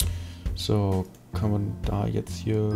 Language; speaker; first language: German; native; German